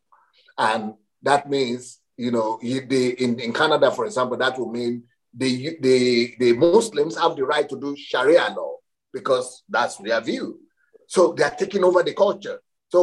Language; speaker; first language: English; non-native, local second language; Yoruba